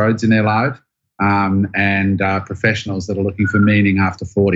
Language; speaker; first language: English; native; English